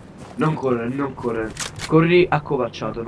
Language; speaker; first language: Italian; native; Italian